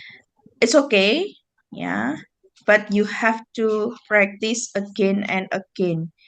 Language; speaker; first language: English; non-native, fluent; Indonesian